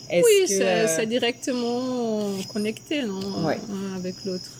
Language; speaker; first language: French; non-native, fluent; Portuguese